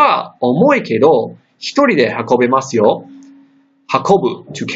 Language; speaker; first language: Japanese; non-native, fluent; English